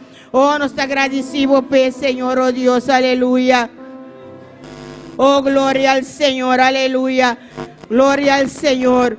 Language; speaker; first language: Spanish; non-native, learner; Papiamento